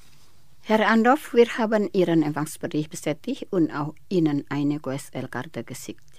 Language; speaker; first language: German; non-native, fluent; Indonesian